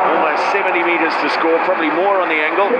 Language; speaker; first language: English; native; English